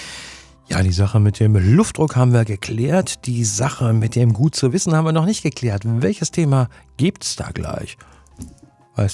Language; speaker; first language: German; native; German